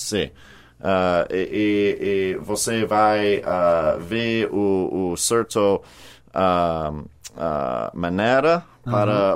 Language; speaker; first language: Portuguese; non-native, learner; English